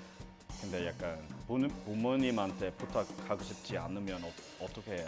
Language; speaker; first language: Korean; non-native, learner; English